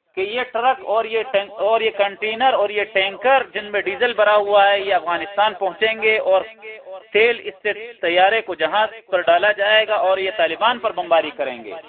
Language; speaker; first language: Urdu; non-native, local second language; Pashto